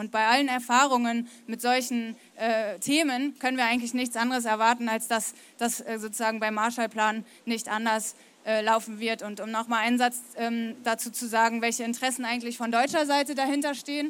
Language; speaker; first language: German; native; German